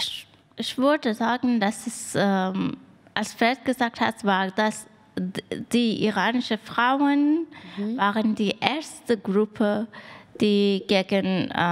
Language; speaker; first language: German; non-native, learner; Persian